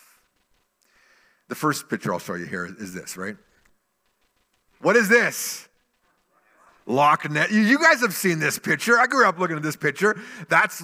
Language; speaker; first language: English; native; English